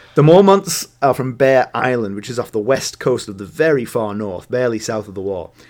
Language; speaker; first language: English; native; English